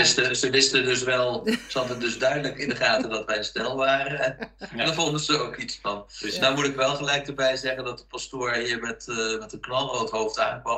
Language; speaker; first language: Dutch; native; Dutch